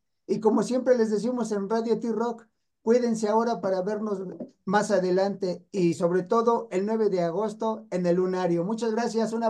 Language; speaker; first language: Spanish; native; Spanish